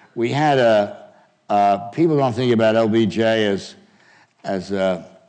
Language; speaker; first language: English; native; English